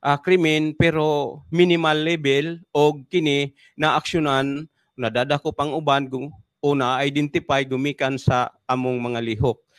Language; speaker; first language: Cebuano; non-native, local second language; Waray